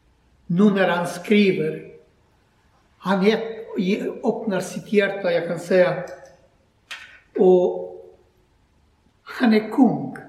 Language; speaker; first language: Swedish; non-native, learner; Croatian